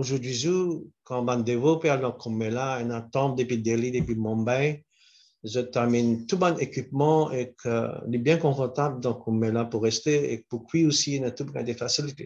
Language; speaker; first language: French; non-native, local second language; Morisyen